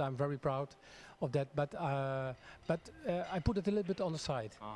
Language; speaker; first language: English; non-native, fluent; Dutch